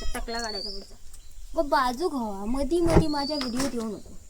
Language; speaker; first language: Marathi; native; Marathi